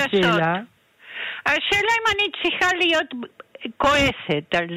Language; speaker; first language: Hebrew; non-native, fluent; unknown